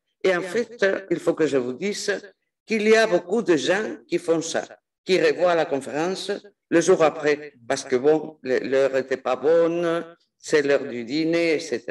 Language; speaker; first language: French; non-native, fluent; Spanish